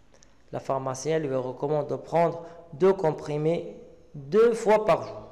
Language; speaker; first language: French; non-native, local second language; Arabic